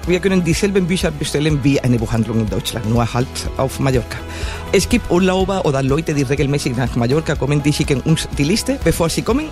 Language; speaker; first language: German; non-native, fluent; Spanish